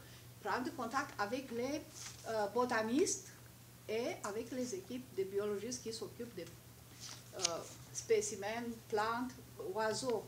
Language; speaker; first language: French; non-native, fluent; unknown